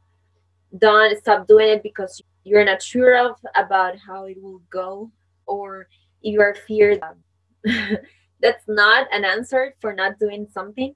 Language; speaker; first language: English; non-native, fluent; Spanish